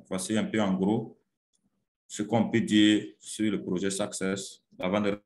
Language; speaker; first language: French; non-native, local second language; Mossi